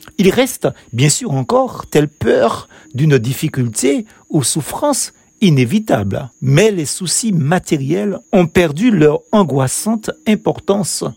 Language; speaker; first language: French; native; French